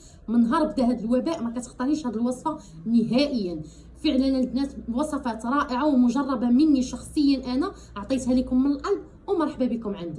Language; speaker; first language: Arabic; native; Arabic